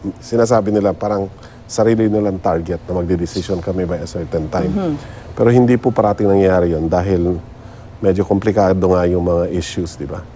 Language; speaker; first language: Filipino; non-native, local second language; Cebuano